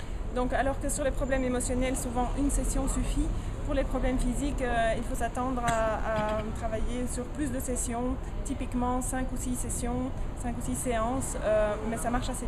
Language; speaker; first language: French; native; French